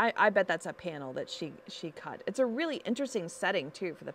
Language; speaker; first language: English; native; English